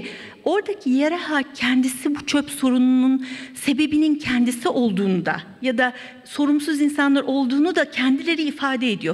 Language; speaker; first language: Turkish; native; Turkish